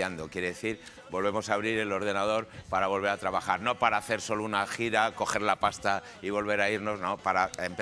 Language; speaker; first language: Spanish; native; Spanish